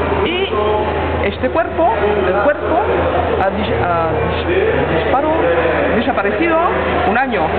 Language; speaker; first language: Spanish; non-native, learner; French